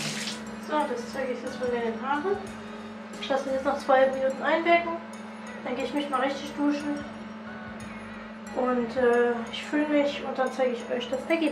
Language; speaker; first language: German; native; German